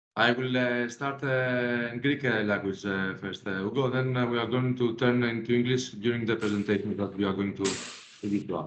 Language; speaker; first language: English; non-native, fluent; Greek